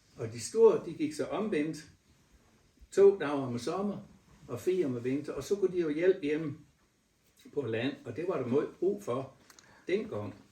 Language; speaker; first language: Danish; native; Danish